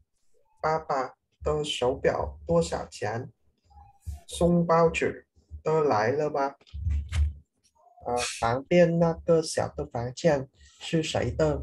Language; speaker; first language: Chinese; non-native, learner; Vietnamese